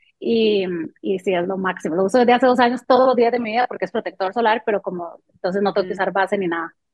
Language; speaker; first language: Spanish; early bilingual, other home language; French